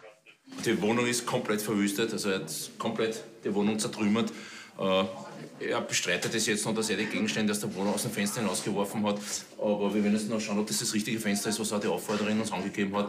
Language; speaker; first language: German; native; German